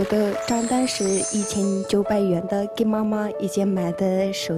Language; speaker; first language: Chinese; non-native, local second language; Mongolian